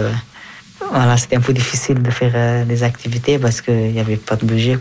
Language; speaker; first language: French; early bilingual, other home language; Persian